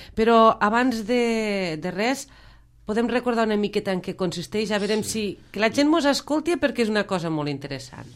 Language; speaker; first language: Catalan; native; Catalan